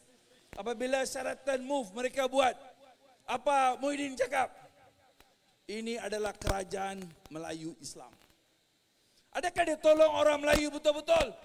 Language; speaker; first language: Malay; non-native, local second language; Tamil